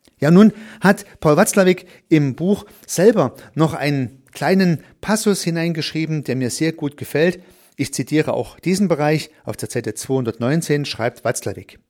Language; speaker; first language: German; native; German